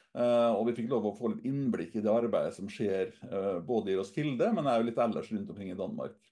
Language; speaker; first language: Norwegian; native; Norwegian